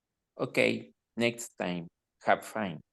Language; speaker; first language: English; non-native, learner; Spanish